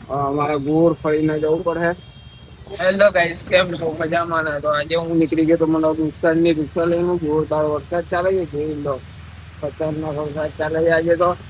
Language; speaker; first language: Gujarati; native; Gujarati